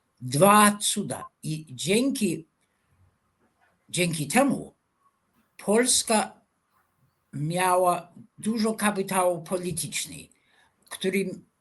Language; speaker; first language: Polish; non-native, fluent; English